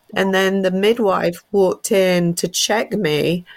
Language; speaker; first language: English; native; English